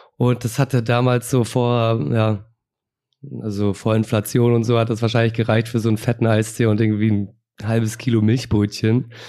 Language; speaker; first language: German; native; German